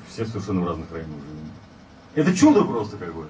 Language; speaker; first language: Russian; native; Russian